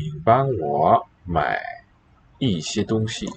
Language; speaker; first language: Chinese; non-native, learner; English